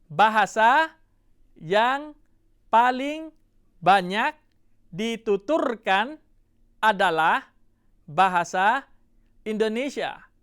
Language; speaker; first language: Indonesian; non-native, fluent; Thai